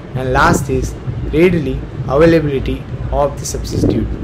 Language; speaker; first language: English; non-native, local second language; Gujarati